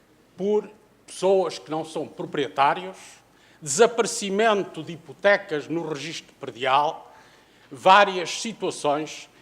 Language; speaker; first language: Portuguese; native; Portuguese